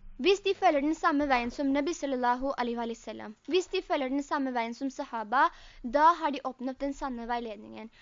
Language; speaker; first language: Norwegian; early bilingual, other home language; Urdu